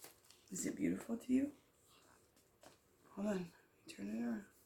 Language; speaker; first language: English; native; English